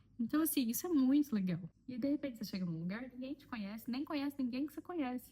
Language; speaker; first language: Portuguese; native; Portuguese